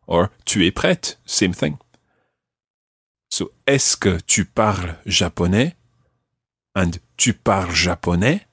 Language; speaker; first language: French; non-native, fluent; English